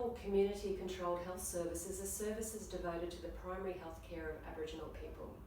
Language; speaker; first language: English; native; English